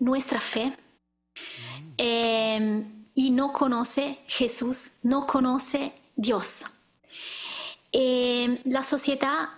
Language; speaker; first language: Spanish; non-native, learner; Italian